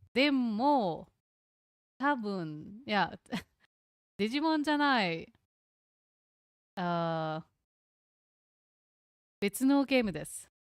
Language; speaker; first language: Japanese; non-native, learner; English